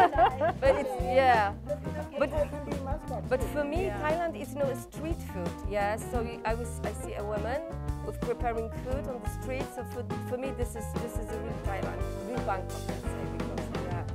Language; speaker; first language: English; non-native, fluent; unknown